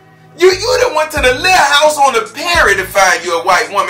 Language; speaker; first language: English; native; English